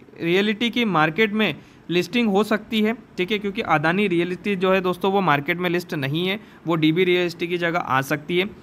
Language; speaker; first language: Hindi; native; Hindi